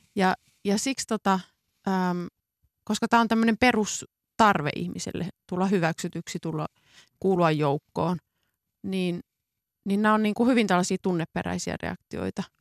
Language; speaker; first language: Finnish; native; Finnish